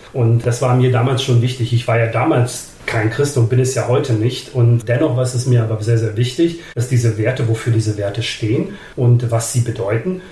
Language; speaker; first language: German; early bilingual, other home language; Serbian